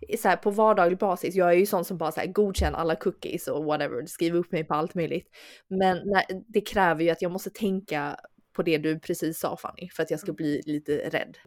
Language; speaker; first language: Swedish; early bilingual, other home language; Chinese